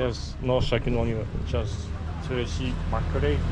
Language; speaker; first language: English; non-native, learner; Turkish